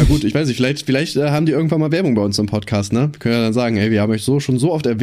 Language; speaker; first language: German; native; German